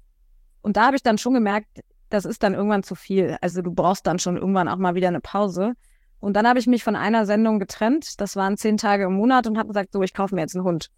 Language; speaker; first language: German; native; German